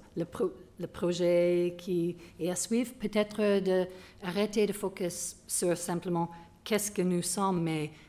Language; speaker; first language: French; non-native, learner; English